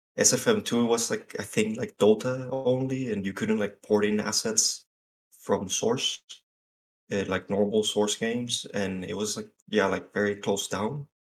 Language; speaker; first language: English; non-native, fluent; Spanish